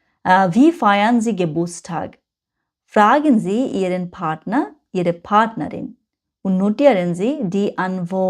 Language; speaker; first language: German; non-native, learner; Bangla